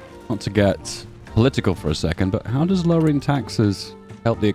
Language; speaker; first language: English; native; English